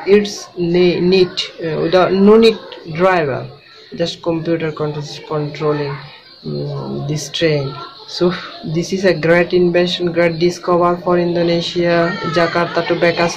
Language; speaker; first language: English; non-native, local second language; Bangla